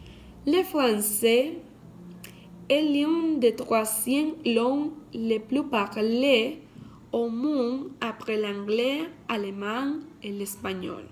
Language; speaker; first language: French; non-native, learner; Spanish